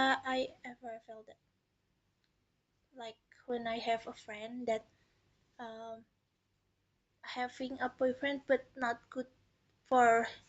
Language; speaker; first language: English; non-native, learner; Indonesian